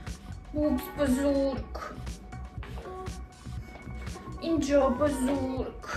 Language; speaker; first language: Persian; non-native, learner; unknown